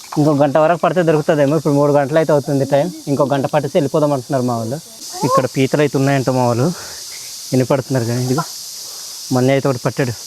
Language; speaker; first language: Telugu; non-native, local second language; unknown